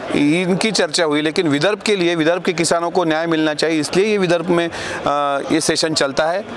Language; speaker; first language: Hindi; non-native, local second language; Marathi